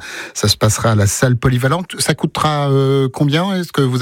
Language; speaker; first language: French; native; French